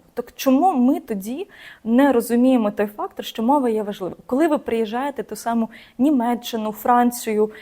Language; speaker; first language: Ukrainian; non-native, local second language; Russian